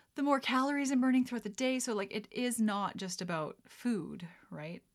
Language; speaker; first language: English; early bilingual, other home language; Dutch